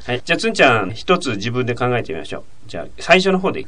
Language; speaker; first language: Japanese; native; Japanese